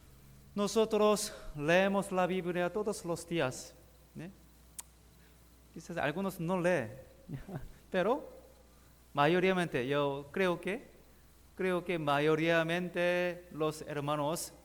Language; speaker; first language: Spanish; non-native, learner; Korean